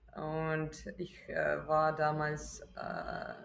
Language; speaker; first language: German; non-native, fluent; Ukrainian